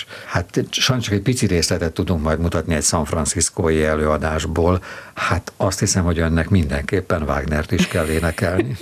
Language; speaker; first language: Hungarian; native; Hungarian